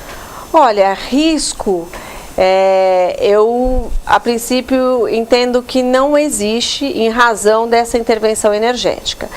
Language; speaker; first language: Portuguese; native; Portuguese